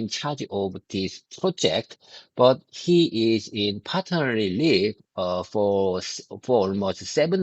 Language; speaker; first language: English; non-native, learner; Korean